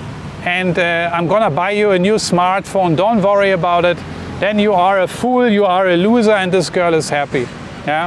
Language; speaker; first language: English; non-native, fluent; German